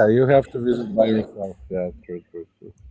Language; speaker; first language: English; non-native, fluent; Slovenian